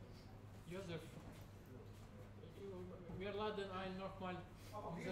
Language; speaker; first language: German; non-native, learner; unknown